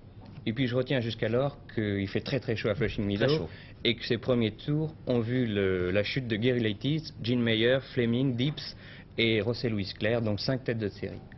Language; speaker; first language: French; native; French